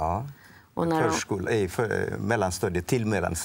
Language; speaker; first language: Swedish; non-native, fluent; Odia